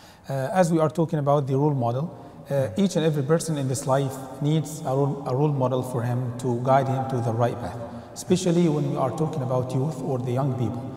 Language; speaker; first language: English; non-native, fluent; Arabic